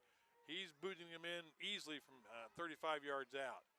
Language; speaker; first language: English; native; English